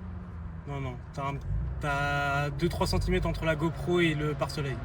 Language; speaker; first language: French; native; French